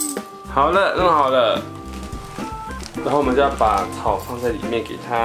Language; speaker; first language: Chinese; native; Chinese